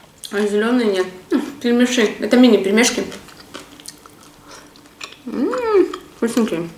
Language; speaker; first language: Russian; native; Russian